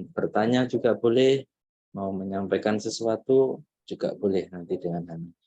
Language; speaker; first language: Indonesian; native; Indonesian